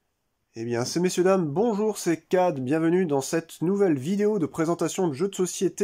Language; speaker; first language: French; native; French